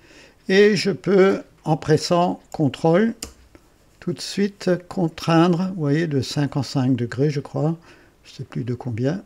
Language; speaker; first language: French; native; French